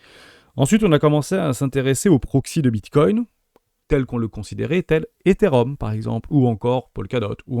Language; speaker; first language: French; native; French